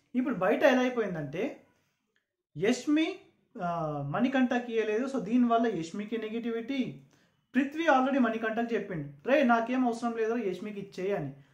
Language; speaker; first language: Telugu; non-native, local second language; Urdu